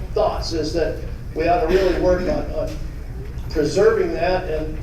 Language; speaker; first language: English; native; English